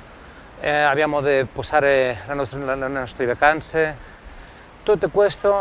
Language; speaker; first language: Italian; non-native, learner; Spanish